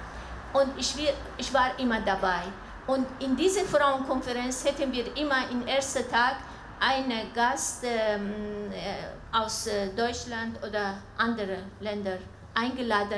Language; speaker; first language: German; non-native, learner; Persian